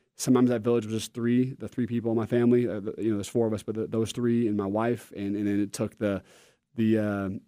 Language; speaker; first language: English; native; English